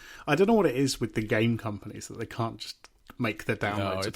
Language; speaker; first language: English; native; English